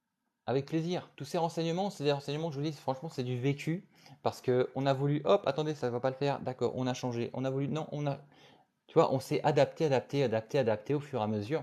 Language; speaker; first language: French; native; French